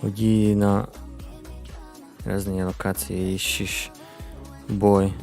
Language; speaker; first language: Russian; non-native, learner; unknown